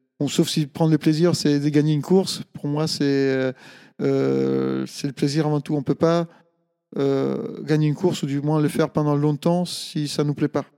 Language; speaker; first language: French; non-native, fluent; Italian